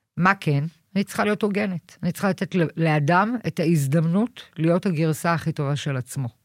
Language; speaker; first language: Hebrew; native; Hebrew